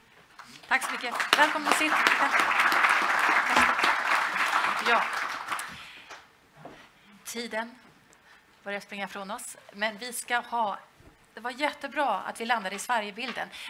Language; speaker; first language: Swedish; native; Swedish